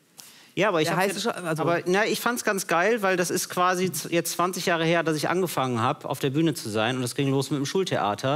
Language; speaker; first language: German; native; German